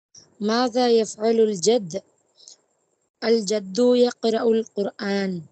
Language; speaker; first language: Arabic; non-native, learner; Tamil